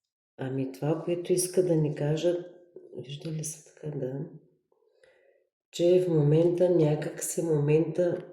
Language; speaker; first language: Bulgarian; native; Bulgarian